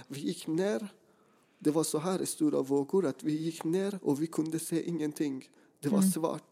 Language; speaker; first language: Swedish; non-native, fluent; Persian